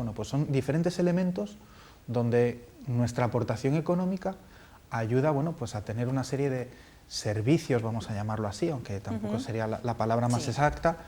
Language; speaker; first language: Spanish; native; Spanish